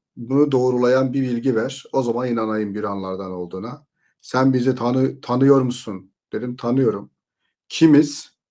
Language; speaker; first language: Turkish; native; Turkish